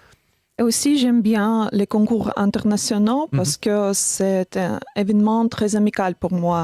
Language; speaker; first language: French; non-native, learner; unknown